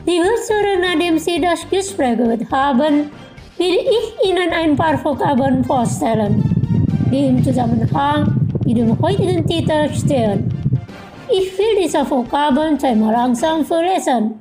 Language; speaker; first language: German; non-native, fluent; Indonesian